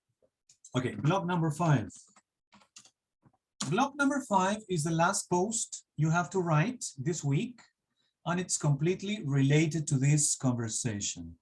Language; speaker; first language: English; non-native, fluent; Spanish